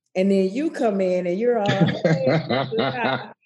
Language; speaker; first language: English; native; English